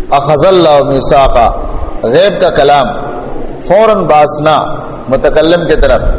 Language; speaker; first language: Urdu; non-native, local second language; Pashto